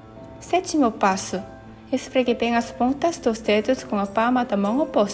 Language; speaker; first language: Portuguese; non-native, fluent; Korean